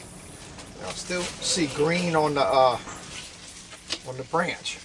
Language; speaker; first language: English; native; English